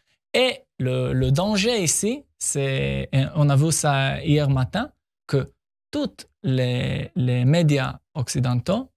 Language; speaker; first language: French; non-native, fluent; Hebrew